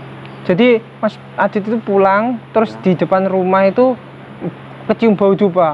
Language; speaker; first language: Indonesian; native; Indonesian